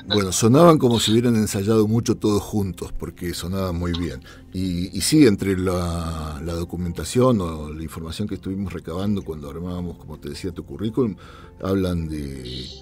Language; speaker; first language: Spanish; native; Spanish